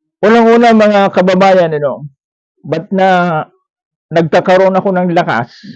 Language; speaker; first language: Filipino; non-native, local second language; Cebuano